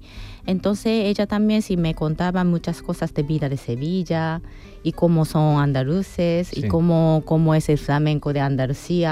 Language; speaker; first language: Spanish; non-native, fluent; Japanese